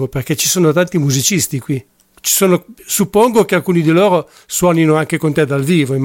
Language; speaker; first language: Italian; native; Italian